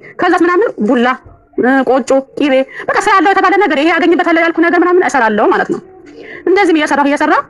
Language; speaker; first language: Amharic; non-native, local second language; Sebat Bet Gurage